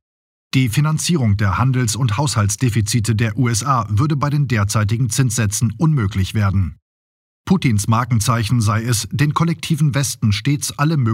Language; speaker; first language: German; native; German